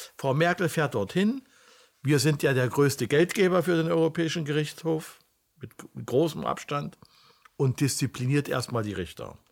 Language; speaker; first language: German; native; German